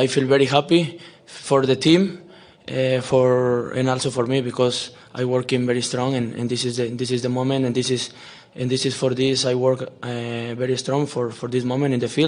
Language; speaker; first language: English; non-native, learner; Spanish